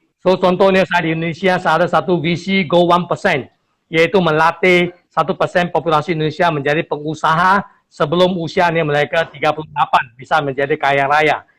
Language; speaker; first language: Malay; non-native, local second language; Chinese